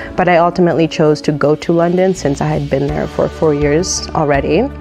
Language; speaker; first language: English; native; English